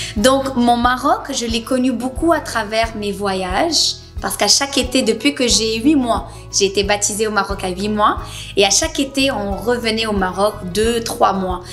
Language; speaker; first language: French; native; French